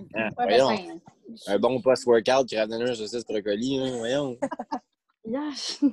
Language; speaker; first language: French; native; French